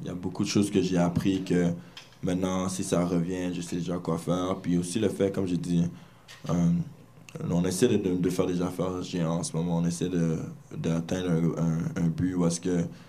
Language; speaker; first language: French; native; French